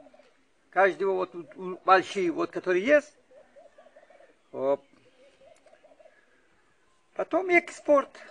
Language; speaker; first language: Russian; non-native, learner; Uzbek